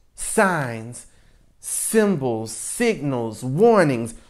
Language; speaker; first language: English; native; English